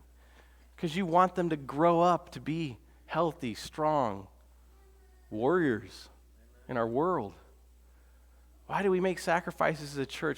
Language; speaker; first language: English; native; English